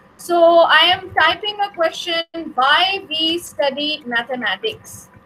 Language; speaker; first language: English; non-native, local second language; Hindi